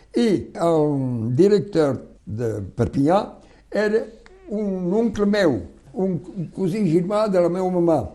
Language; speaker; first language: Catalan; non-native, local second language; French